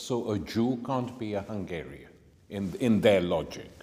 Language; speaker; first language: English; native; English